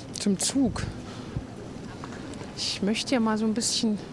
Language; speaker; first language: German; native; German